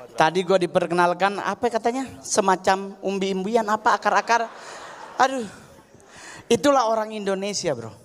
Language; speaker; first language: Indonesian; native; Indonesian